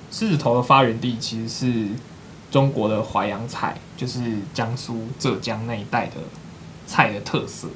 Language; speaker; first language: Chinese; native; Chinese